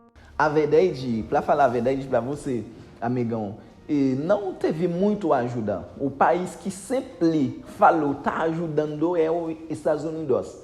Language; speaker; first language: Portuguese; non-native, learner; Haitian Creole